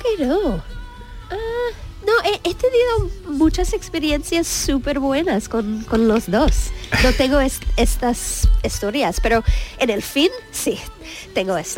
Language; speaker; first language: Spanish; non-native, learner; English